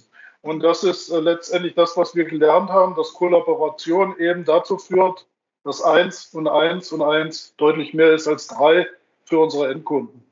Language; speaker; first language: German; native; German